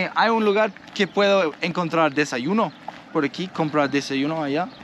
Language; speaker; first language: Spanish; non-native, learner; English